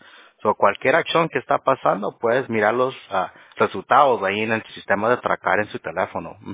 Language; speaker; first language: Spanish; early bilingual, heritage; Spanish